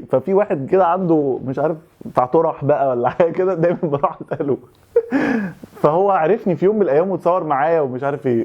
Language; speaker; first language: Arabic; native; Arabic